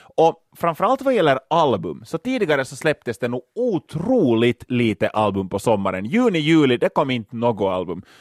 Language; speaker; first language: Swedish; native; Swedish